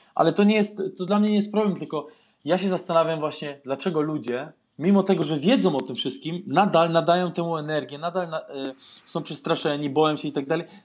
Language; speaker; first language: Polish; non-native, fluent; German